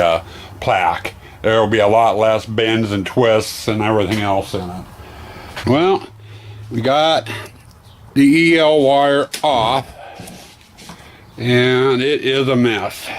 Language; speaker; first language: English; native; English